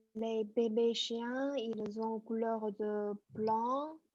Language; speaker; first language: French; non-native, fluent; Chinese